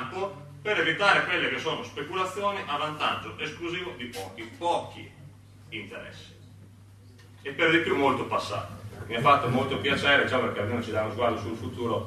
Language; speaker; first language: Italian; native; Italian